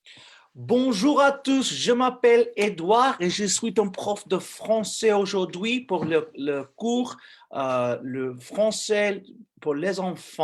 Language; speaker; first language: French; non-native, fluent; English